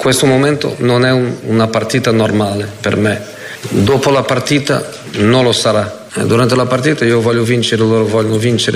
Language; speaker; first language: Italian; non-native, fluent; Portuguese